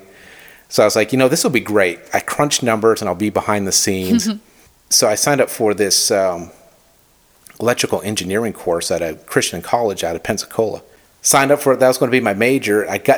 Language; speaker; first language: English; native; English